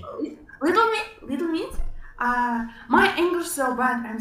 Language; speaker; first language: English; non-native, learner; Kazakh